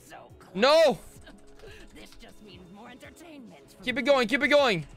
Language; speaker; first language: English; non-native, fluent; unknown